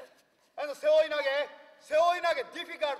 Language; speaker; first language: English; non-native, learner; Japanese